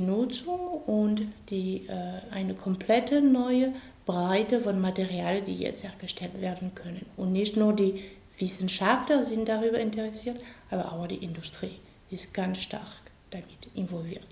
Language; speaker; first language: German; non-native, fluent; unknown